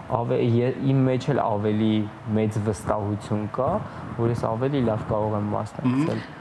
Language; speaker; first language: Armenian; native; Armenian